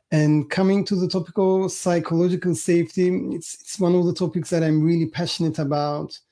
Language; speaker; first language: English; non-native, fluent; Turkish